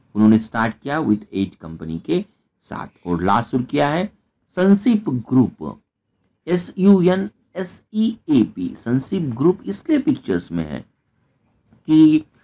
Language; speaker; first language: Hindi; non-native, local second language; Marathi